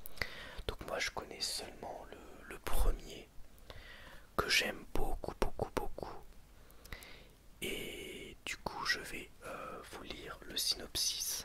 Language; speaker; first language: French; native; French